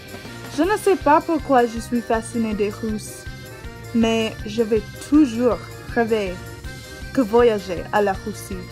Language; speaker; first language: French; non-native, learner; English